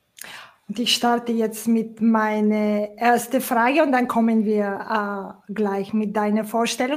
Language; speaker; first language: German; non-native, fluent; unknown